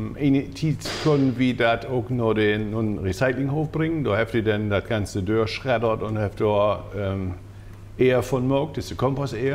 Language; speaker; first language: German; native; German